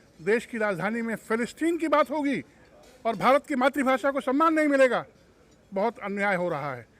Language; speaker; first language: Hindi; native; Hindi